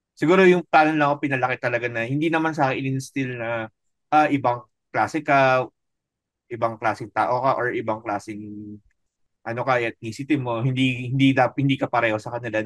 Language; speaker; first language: Filipino; native; Filipino